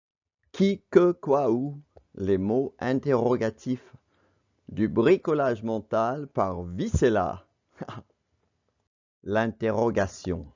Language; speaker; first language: French; non-native, fluent; English